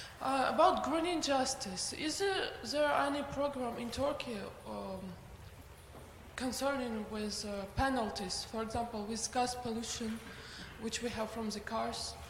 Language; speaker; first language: English; non-native, fluent; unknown